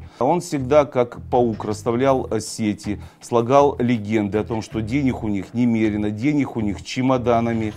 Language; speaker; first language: Russian; native; Russian